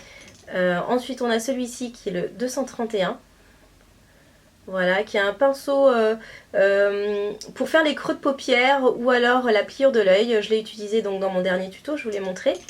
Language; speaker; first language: French; native; French